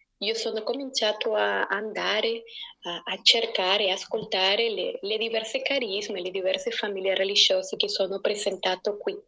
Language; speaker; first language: Italian; non-native, learner; Spanish